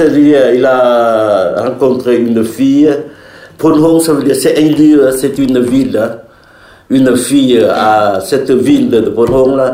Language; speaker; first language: French; non-native, fluent; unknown